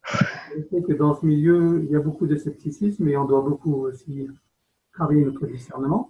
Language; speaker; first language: French; native; French